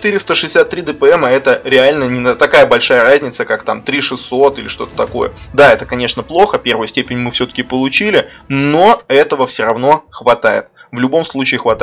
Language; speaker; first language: Russian; native; Russian